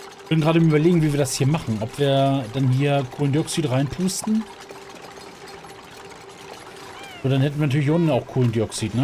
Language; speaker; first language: German; native; German